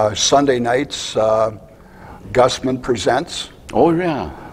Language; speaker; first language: English; native; English